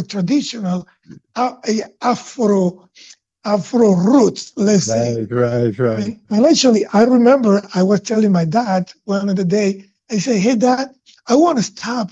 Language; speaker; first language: English; non-native, fluent; Spanish